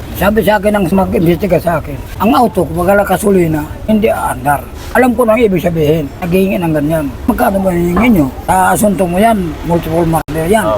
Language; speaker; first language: Filipino; non-native, local second language; Waray